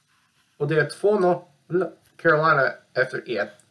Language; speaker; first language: Swedish; non-native, learner; English